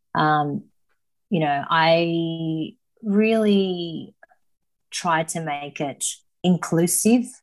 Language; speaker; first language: English; early bilingual, other home language; Japanese